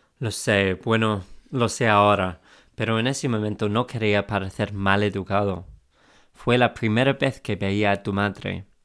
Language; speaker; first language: Spanish; non-native, fluent; English